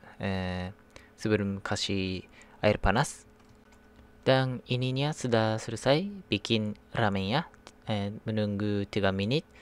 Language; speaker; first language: Indonesian; non-native, learner; Japanese